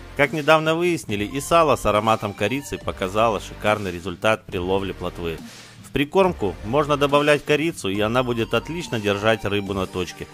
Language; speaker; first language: Russian; native; Russian